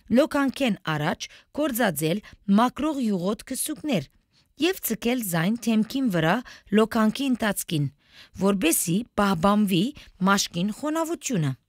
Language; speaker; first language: Armenian; early bilingual, heritage; Armenian